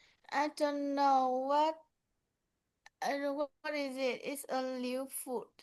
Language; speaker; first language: English; non-native, learner; Vietnamese